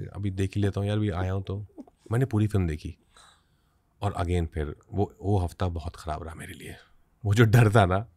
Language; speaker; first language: Hindi; native; Hindi